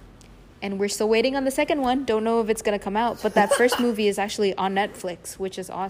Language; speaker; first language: English; non-native, fluent; Indonesian